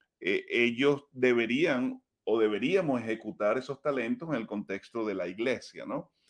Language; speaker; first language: Spanish; native; Spanish